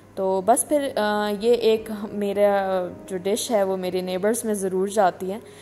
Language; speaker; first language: Urdu; native; Urdu